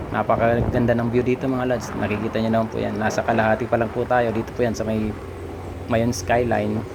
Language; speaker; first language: Filipino; non-native, local second language; Bikol